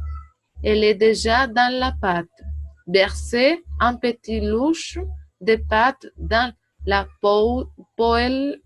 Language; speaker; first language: French; non-native, learner; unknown